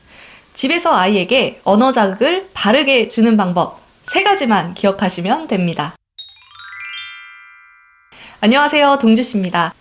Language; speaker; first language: Korean; native; Korean